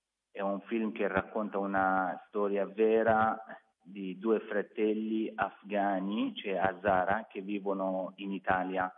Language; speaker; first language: Italian; non-native, fluent; Persian